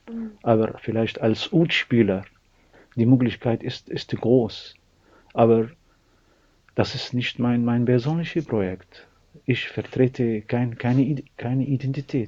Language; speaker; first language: German; non-native, learner; Arabic